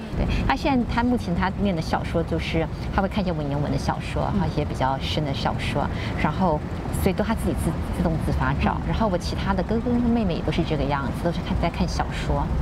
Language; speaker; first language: Chinese; native; Chinese